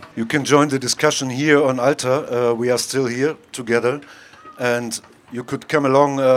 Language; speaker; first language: English; non-native, fluent; German